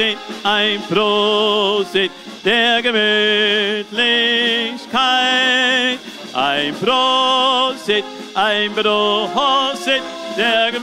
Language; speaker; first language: German; native; German